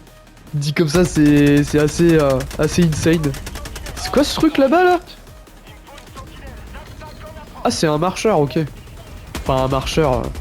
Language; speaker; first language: French; native; French